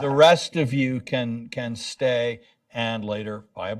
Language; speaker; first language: English; native; English